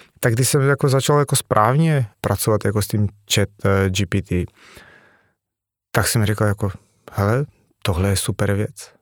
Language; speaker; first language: Czech; non-native, fluent; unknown